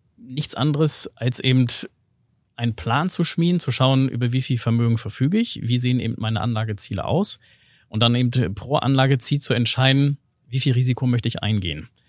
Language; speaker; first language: German; native; German